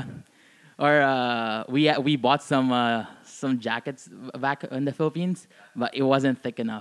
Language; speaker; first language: English; non-native, local second language; Filipino